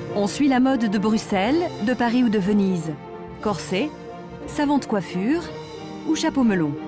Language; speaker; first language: French; native; French